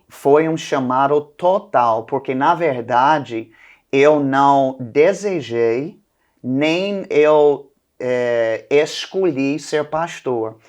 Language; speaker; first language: Portuguese; non-native, fluent; English